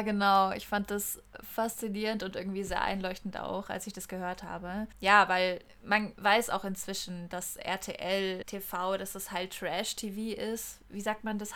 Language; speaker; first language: German; native; German